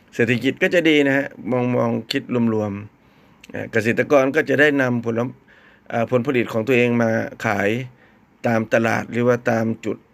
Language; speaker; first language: Thai; native; Thai